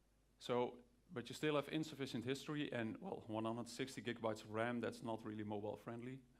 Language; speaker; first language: English; non-native, fluent; Dutch